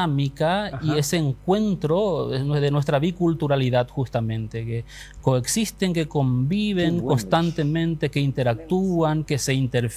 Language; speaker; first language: Spanish; non-native, local second language; Guarani